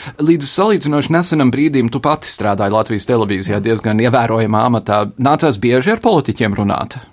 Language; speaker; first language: Latvian; early bilingual, heritage; Latvian